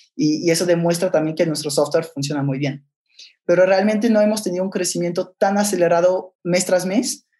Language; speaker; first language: Spanish; non-native, fluent; French